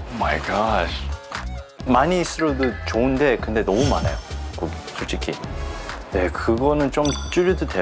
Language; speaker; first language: Korean; early bilingual, heritage; English